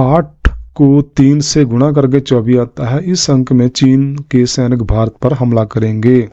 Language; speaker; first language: Hindi; non-native, local second language; Punjabi